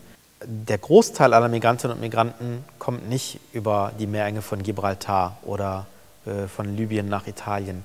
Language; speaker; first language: German; early bilingual, other home language; Turkish